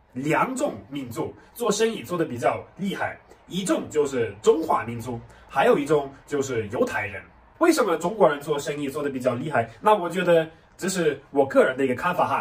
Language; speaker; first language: Chinese; non-native, fluent; German